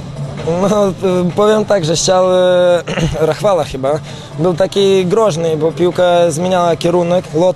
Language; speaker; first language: Polish; non-native, fluent; Romanian